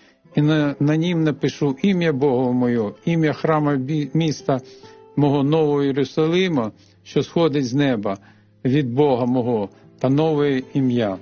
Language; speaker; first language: Ukrainian; native; Ukrainian